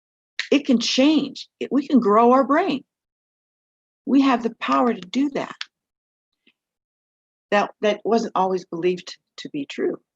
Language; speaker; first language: English; native; English